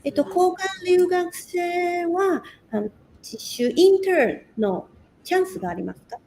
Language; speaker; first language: Japanese; non-native, local second language; Chinese